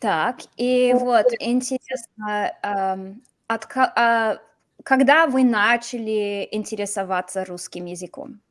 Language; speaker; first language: Russian; non-native, fluent; English